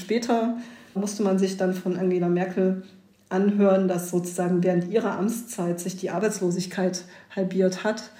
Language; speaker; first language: German; native; German